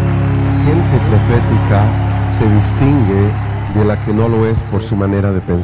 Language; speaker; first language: Spanish; native; Spanish